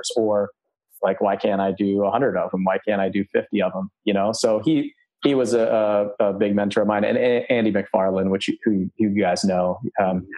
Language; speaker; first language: English; early bilingual, other home language; Croatian